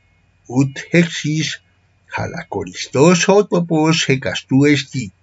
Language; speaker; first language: Greek; non-native, fluent; Spanish